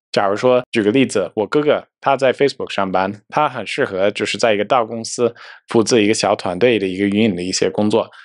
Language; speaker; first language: Chinese; non-native, fluent; English